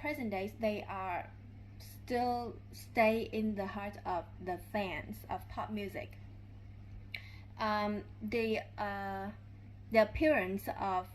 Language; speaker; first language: English; non-native, learner; Vietnamese